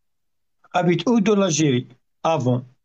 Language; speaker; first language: French; non-native, learner; Arabic